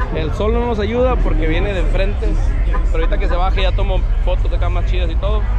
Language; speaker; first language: Spanish; native; Spanish